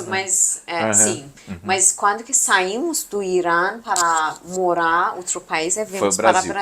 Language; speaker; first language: Portuguese; non-native, fluent; Persian